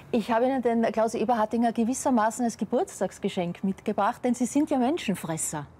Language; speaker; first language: German; native; German